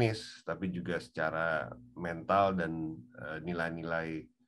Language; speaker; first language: Indonesian; native; Indonesian